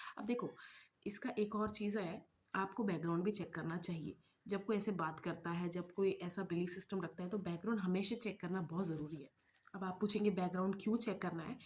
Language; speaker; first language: Hindi; non-native, local second language; Malayalam